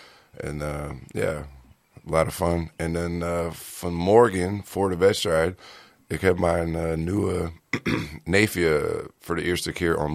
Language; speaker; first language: Dutch; non-native, learner; English